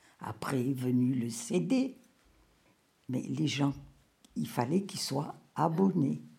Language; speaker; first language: French; native; French